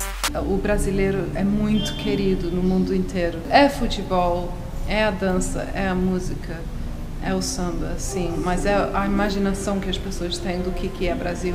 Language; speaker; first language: Portuguese; early bilingual, heritage; Portuguese